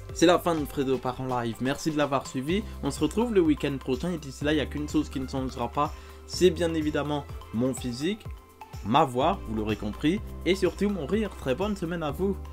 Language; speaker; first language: French; native; French